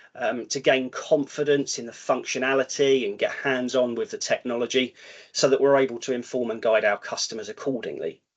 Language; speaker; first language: English; native; English